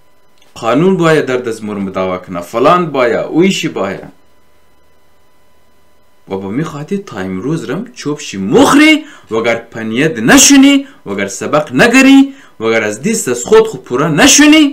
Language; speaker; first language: Persian; native; Persian